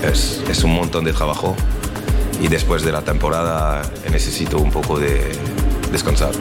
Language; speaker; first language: Spanish; non-native, learner; French